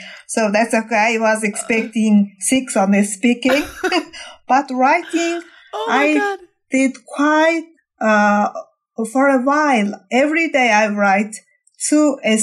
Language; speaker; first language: English; non-native, fluent; Mongolian